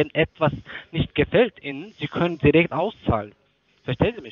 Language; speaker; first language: German; non-native, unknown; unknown